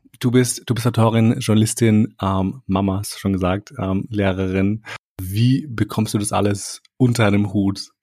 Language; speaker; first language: German; early bilingual, other home language; Albanian